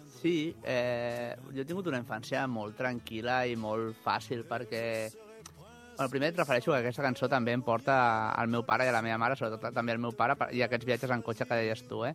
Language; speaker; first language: Catalan; native; Catalan